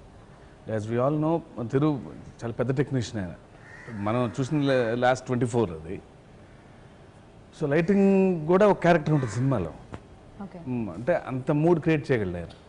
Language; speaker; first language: Telugu; native; Telugu